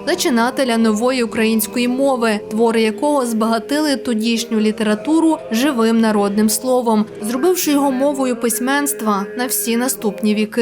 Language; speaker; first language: Ukrainian; native; Ukrainian